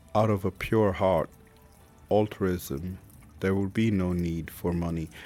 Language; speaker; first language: English; non-native, fluent; Swedish